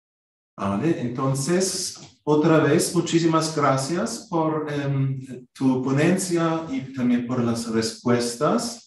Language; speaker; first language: Spanish; non-native, fluent; German